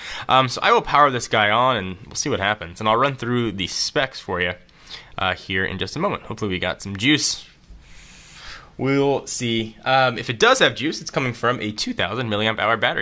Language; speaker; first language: English; native; English